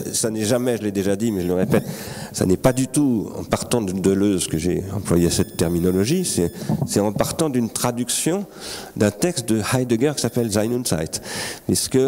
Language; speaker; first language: French; native; French